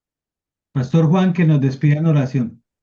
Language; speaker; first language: Spanish; native; Spanish